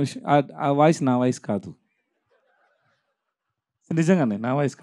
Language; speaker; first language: Telugu; non-native, learner; Tamil